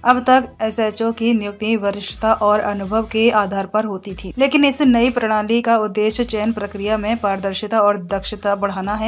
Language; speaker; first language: Hindi; native; Hindi